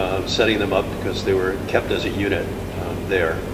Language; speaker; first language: English; native; English